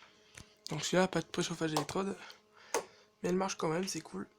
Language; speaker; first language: French; native; French